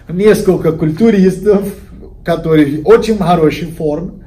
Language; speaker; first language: Russian; non-native, learner; Portuguese